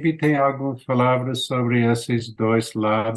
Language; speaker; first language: Portuguese; non-native, learner; English